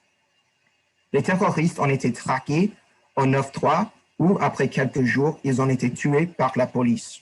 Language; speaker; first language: French; non-native, learner; English